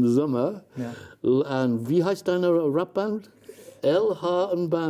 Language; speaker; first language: German; non-native, fluent; English